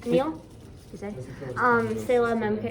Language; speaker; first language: French; non-native, learner; English